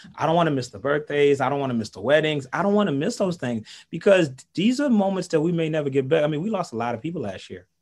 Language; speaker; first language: English; early bilingual, other home language; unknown